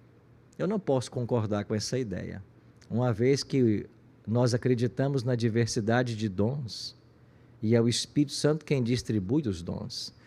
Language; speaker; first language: Portuguese; native; Portuguese